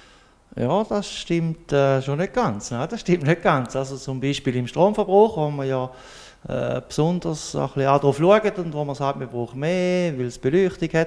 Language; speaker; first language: German; native; German